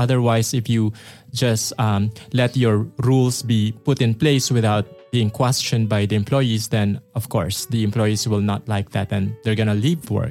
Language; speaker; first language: English; non-native, local second language; Filipino